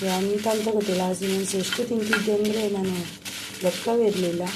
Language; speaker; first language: Kannada; non-native, local second language; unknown